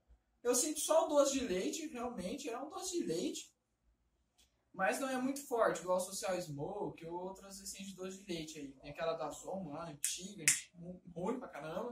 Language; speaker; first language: Portuguese; native; Portuguese